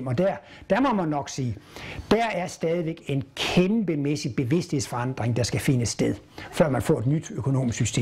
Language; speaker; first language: Danish; native; Danish